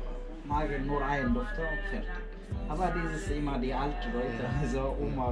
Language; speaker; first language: German; non-native, learner; Arabic